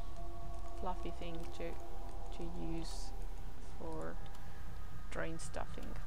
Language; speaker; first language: English; non-native, fluent; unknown